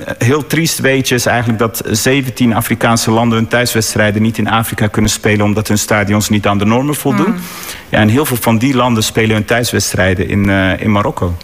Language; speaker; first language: Dutch; early bilingual, other home language; Arabic